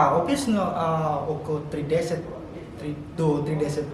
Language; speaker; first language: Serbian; non-native, learner; Indonesian